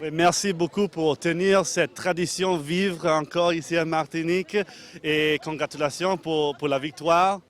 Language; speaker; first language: French; non-native, learner; English